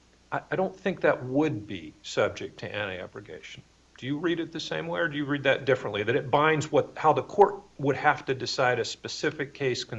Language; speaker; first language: English; native; English